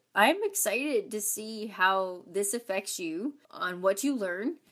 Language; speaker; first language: English; native; English